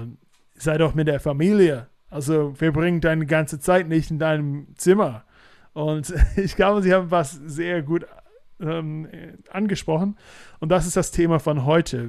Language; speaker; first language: German; non-native, fluent; English